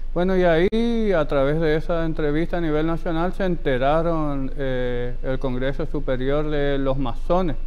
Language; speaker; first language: Spanish; native; Spanish